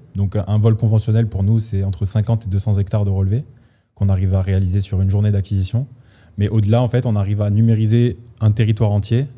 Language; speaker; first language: French; native; French